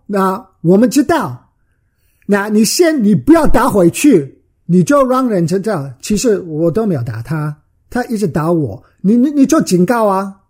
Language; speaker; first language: Chinese; early bilingual, heritage; Chinese